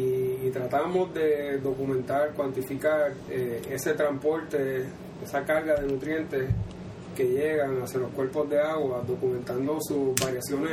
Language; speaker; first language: Spanish; native; Spanish